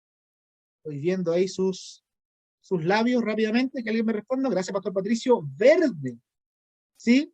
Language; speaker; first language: Spanish; native; Spanish